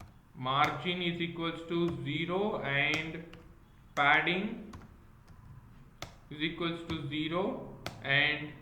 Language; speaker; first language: English; non-native, local second language; Kannada